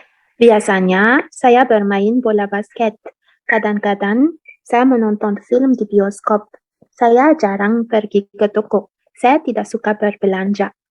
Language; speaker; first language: Indonesian; non-native, learner; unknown